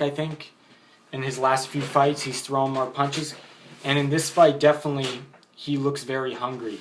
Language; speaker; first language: English; native; English